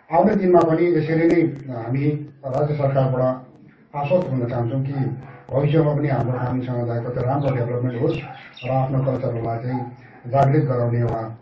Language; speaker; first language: Nepali; native; Nepali